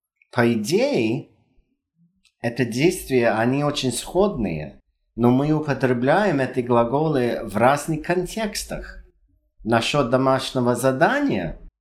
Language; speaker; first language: Russian; non-native, fluent; English